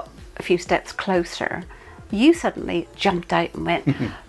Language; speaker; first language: English; native; English